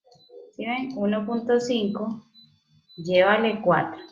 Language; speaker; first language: Spanish; native; Spanish